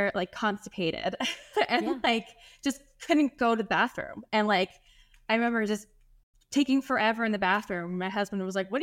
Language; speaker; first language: English; native; English